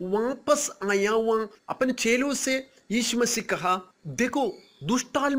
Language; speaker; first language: Hindi; non-native, local second language; Malayalam